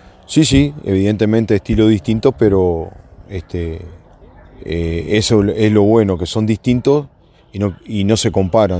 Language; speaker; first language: Spanish; native; Spanish